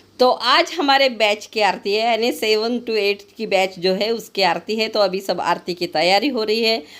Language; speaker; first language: Hindi; non-native, local second language; Marathi